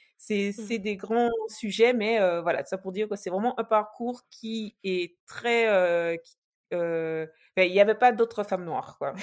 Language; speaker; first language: French; native; French